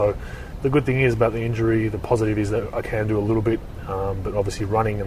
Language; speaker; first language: English; native; English